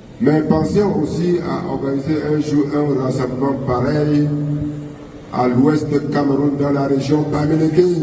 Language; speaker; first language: French; non-native, local second language; Ghomala